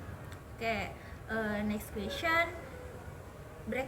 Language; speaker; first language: English; non-native, learner; Indonesian